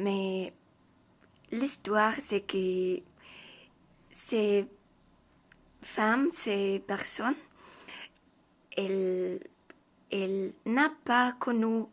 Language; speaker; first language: French; non-native, learner; Spanish